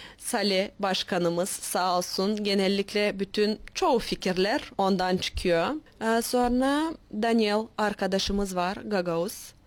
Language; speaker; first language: Turkish; native; Turkish